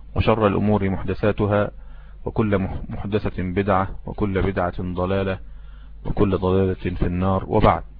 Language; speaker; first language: Arabic; native; Arabic